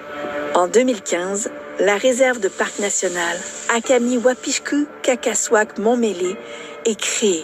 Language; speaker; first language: French; native; French